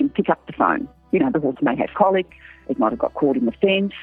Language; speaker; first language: English; native; English